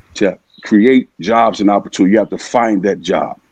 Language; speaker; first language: English; native; English